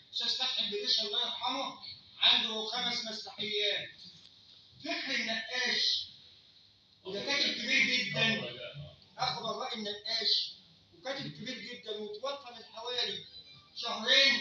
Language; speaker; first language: Arabic; native; Arabic